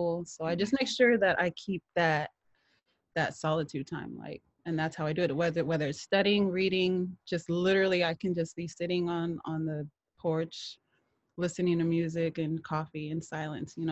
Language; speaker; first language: English; native; English